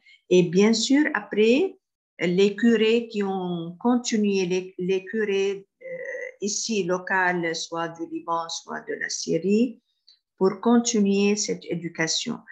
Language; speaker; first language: French; non-native, fluent; Arabic